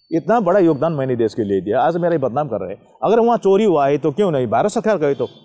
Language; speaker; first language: Hindi; non-native, local second language; Nepali